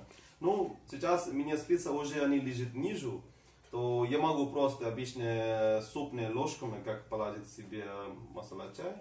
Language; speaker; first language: Russian; non-native, fluent; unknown